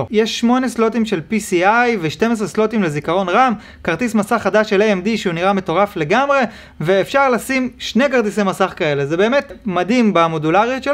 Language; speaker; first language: Hebrew; native; Hebrew